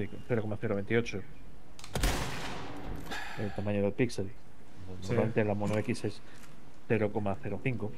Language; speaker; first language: Spanish; native; Spanish